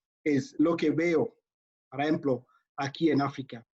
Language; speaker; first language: Spanish; non-native, fluent; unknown